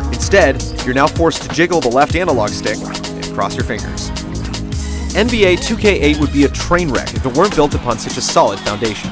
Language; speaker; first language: English; native; English